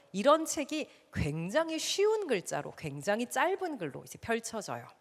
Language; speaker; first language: Korean; native; Korean